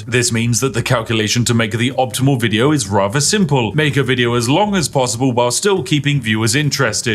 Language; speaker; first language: English; native; English